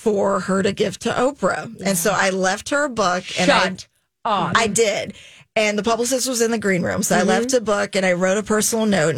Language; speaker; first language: English; native; English